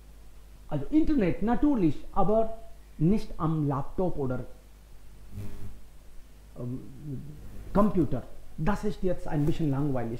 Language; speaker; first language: German; non-native, fluent; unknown